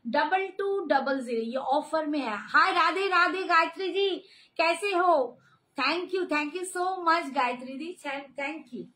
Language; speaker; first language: Hindi; non-native, local second language; Bangla